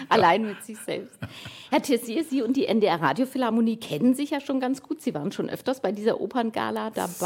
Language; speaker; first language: German; native; German